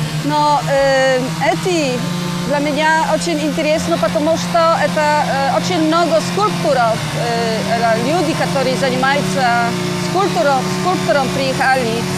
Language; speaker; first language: Russian; non-native, learner; Danish